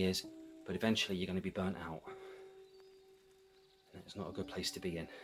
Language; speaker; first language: English; native; English